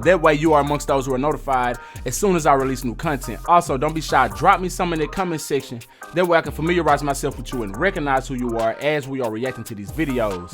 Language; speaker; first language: English; native; English